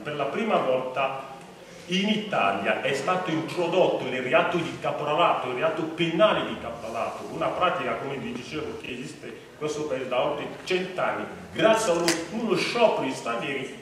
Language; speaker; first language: Italian; non-native, fluent; French